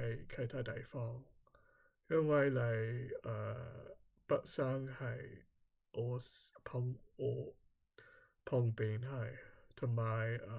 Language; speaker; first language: Cantonese; early bilingual, heritage; Cantonese